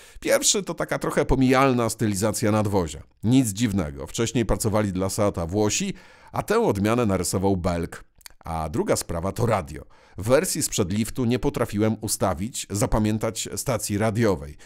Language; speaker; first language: Polish; native; Polish